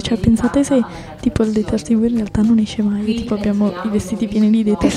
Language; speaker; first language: Italian; native; Italian